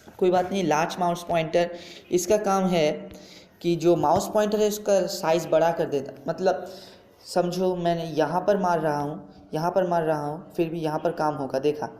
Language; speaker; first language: Hindi; non-native, local second language; Bangla